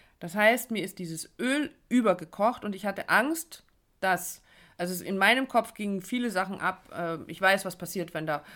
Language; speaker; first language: German; native; German